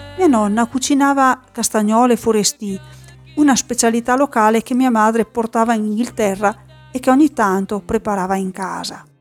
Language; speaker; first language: Italian; native; Italian